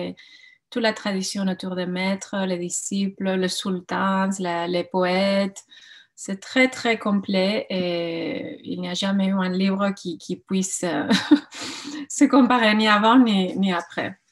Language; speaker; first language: French; non-native, fluent; Spanish